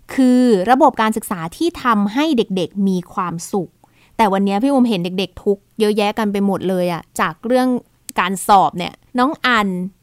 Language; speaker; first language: Thai; native; Thai